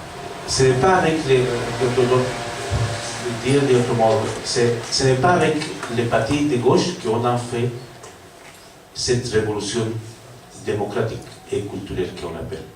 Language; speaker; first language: French; non-native, learner; Spanish